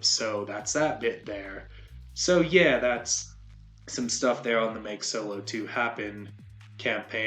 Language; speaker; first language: English; native; English